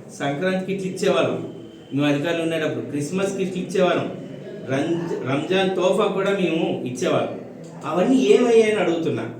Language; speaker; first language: Telugu; native; Telugu